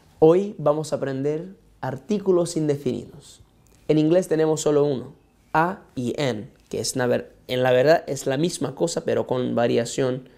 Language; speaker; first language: Spanish; non-native, fluent; Portuguese